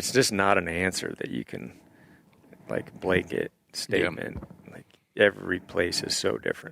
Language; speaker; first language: English; native; English